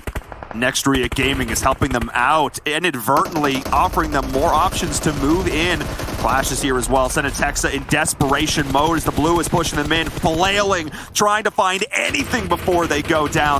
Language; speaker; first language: English; native; English